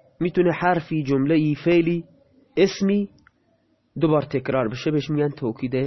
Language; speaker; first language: Persian; non-native, local second language; Baluchi